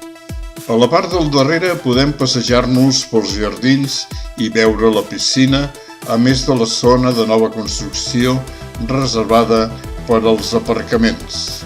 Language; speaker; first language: Catalan; native; Catalan